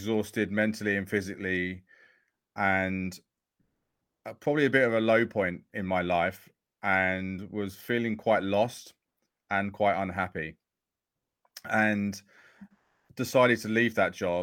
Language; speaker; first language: English; native; English